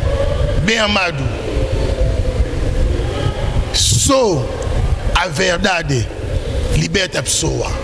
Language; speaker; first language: Portuguese; non-native, learner; Lingala